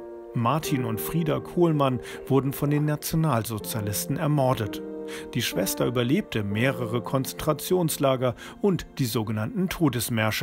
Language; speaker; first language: German; native; German